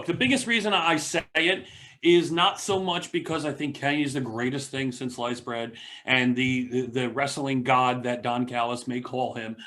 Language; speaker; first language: English; native; English